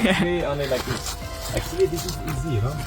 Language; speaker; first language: English; non-native, learner; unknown